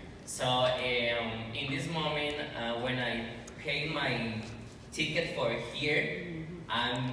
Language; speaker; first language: English; non-native, learner; Spanish